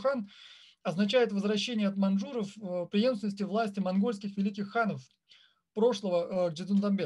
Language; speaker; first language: Russian; native; Russian